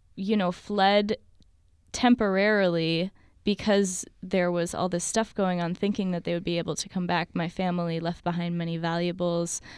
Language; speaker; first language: English; native; English